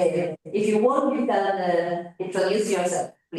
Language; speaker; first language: English; non-native, fluent; Spanish